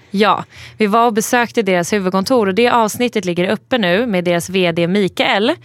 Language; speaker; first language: Swedish; early bilingual, other home language; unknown